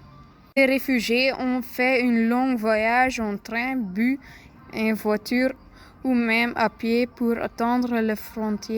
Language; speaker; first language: French; non-native, learner; Dutch